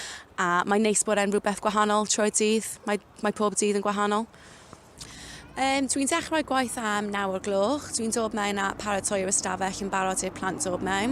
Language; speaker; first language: Welsh; non-native, local second language; English